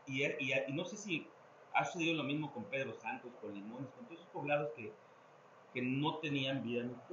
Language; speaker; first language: Spanish; native; Spanish